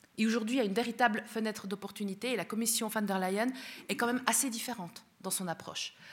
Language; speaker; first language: French; early bilingual, other home language; Spanish